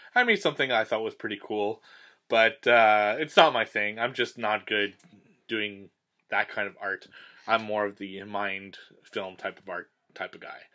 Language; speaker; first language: English; native; English